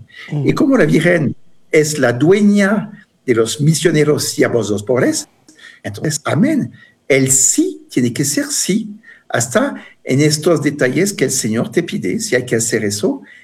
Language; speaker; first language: Spanish; non-native, fluent; French